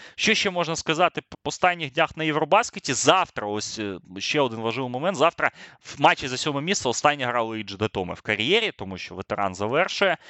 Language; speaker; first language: Ukrainian; native; Ukrainian